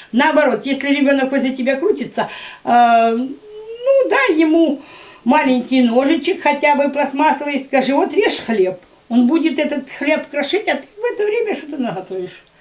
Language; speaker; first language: Russian; native; Russian